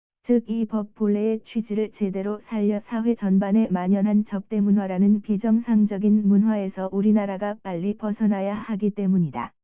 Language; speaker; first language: Korean; native; Korean